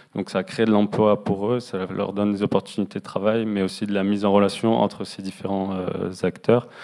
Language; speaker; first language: French; native; French